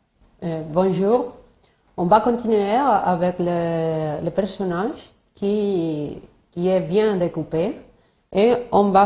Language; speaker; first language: French; non-native, fluent; Spanish